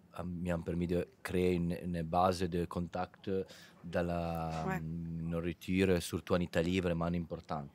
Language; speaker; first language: French; non-native, fluent; Italian